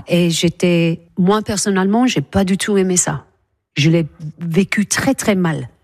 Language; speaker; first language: French; non-native, fluent; English